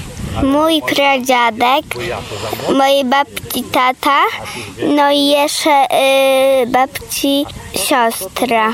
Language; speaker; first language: Polish; non-native, local second language; Ukrainian